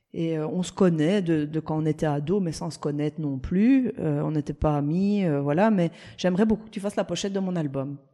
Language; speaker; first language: French; early bilingual, other home language; Italian